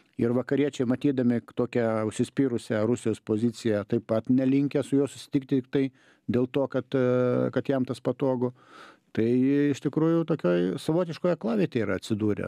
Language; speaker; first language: Lithuanian; native; Lithuanian